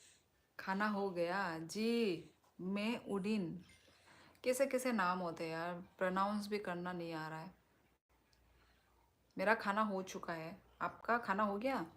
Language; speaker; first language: Hindi; non-native, local second language; Kok Borok